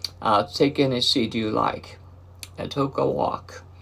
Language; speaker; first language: English; non-native, fluent; Japanese